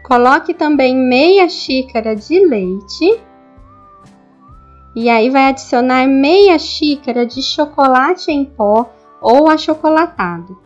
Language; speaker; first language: Portuguese; native; Portuguese